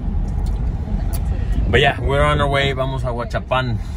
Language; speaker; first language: English; early bilingual, other home language; Spanish